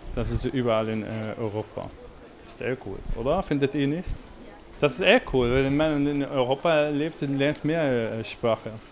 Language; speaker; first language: German; non-native, learner; Arabic